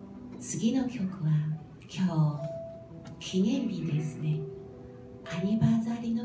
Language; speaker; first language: Japanese; non-native, learner; Chinese